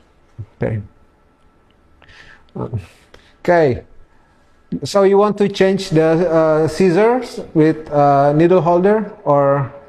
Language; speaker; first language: English; non-native, local second language; Indonesian